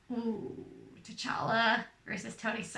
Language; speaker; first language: English; native; English